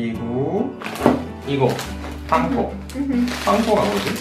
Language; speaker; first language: Korean; non-native, fluent; Japanese